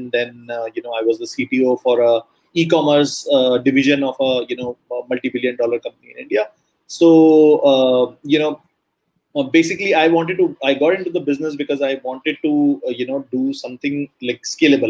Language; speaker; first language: English; non-native, local second language; Hindi